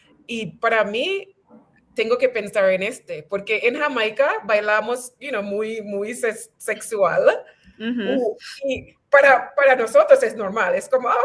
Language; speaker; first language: Spanish; non-native, fluent; English